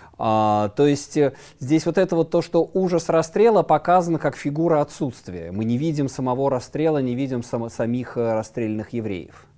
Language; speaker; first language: Russian; native; Russian